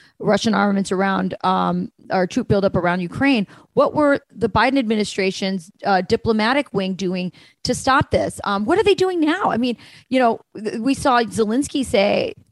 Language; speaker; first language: English; native; English